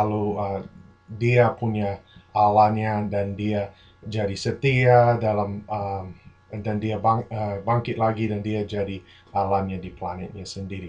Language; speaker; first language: Indonesian; non-native, fluent; English